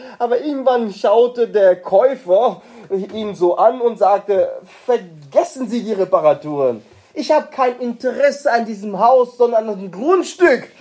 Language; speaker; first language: German; non-native, fluent; French